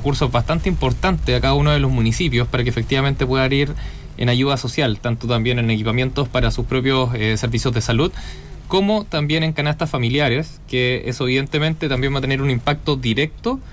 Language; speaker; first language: Spanish; native; Spanish